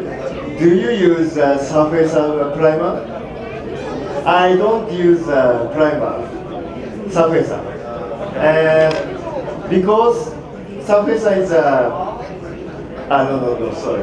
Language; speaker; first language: English; non-native, learner; Japanese